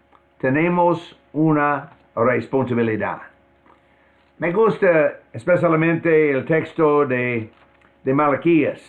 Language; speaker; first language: Spanish; non-native, fluent; English